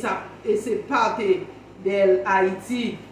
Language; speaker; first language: Spanish; non-native, learner; Haitian Creole